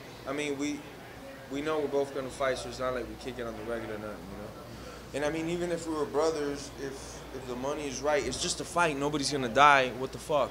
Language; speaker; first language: English; early bilingual, other home language; Spanish